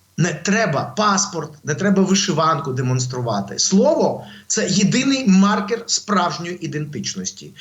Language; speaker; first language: Ukrainian; non-native, local second language; Russian